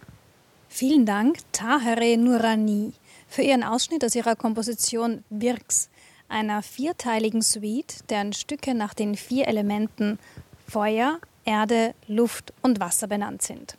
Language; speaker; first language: German; native; German